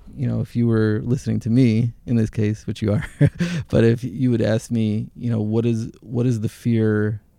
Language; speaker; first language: English; early bilingual, other home language; Hebrew